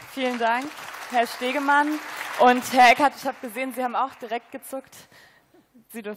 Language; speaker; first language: German; native; German